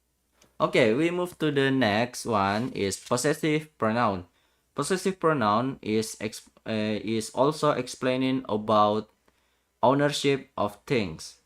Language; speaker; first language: English; non-native, learner; Indonesian